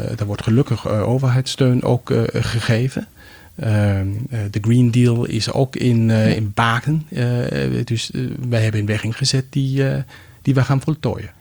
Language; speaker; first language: Dutch; non-native, fluent; Danish